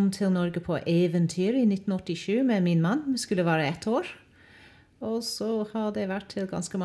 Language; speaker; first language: Norwegian; non-native, fluent; English